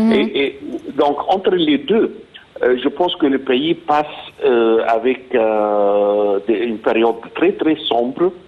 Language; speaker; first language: French; non-native, fluent; Arabic